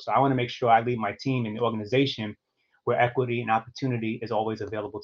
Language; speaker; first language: English; native; English